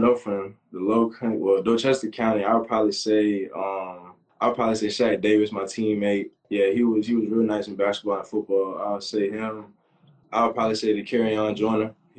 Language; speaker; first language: English; native; English